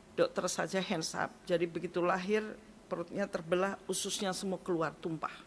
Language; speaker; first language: Indonesian; native; Indonesian